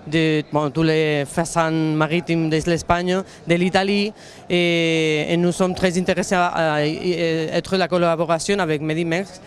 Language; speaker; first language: French; non-native, learner; Catalan